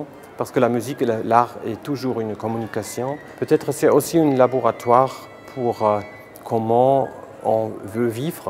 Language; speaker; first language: French; non-native, fluent; German